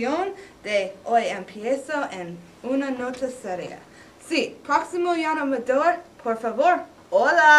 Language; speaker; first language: Spanish; non-native, learner; English